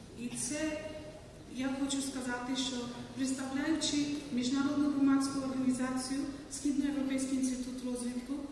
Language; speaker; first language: Ukrainian; non-native, fluent; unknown